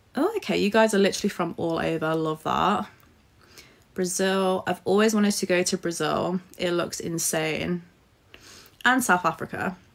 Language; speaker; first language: English; native; English